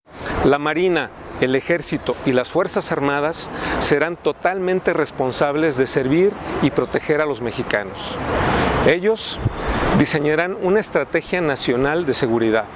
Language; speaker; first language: Spanish; native; Spanish